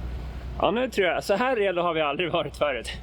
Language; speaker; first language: Swedish; native; Swedish